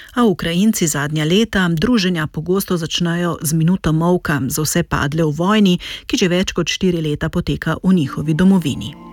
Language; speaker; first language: Slovenian; native; Slovenian